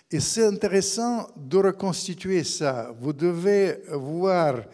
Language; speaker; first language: French; non-native, fluent; Ukrainian